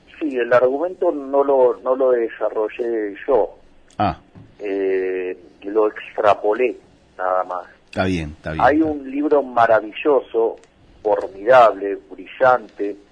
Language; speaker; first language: Spanish; native; Spanish